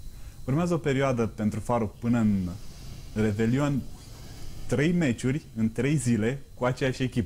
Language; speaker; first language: Romanian; native; Romanian